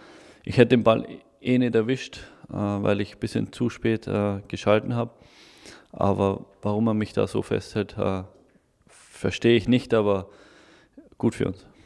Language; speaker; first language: German; native; German